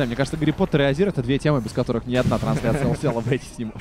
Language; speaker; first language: Russian; native; Russian